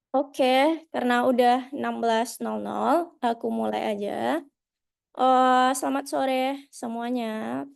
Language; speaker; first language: Indonesian; native; Indonesian